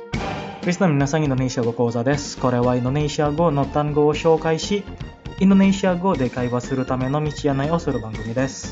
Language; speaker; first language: Japanese; non-native, fluent; Indonesian